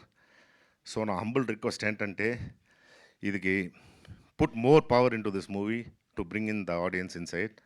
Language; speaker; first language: Telugu; non-native, fluent; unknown